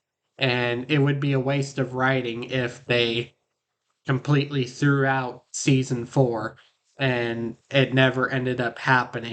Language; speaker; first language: English; native; English